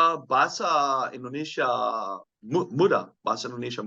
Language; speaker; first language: Indonesian; non-native, learner; Dutch